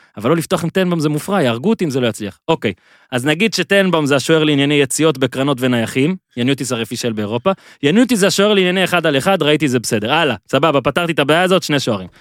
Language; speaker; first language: Hebrew; native; Hebrew